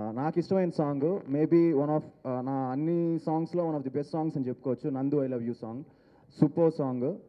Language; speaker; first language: Telugu; native; Telugu